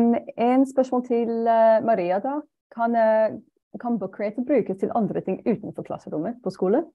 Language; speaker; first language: Norwegian; non-native, fluent; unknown